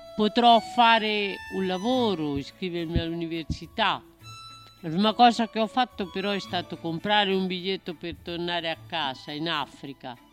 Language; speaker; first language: Italian; native; Italian